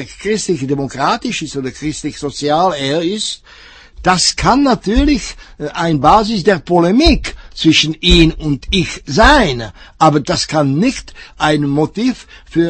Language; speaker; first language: German; non-native, fluent; Czech